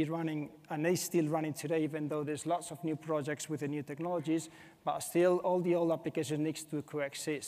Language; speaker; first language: English; non-native, fluent; Spanish